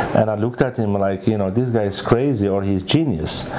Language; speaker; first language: English; early bilingual, other home language; Arabic